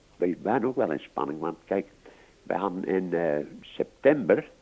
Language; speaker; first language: Dutch; non-native, local second language; Western Frisian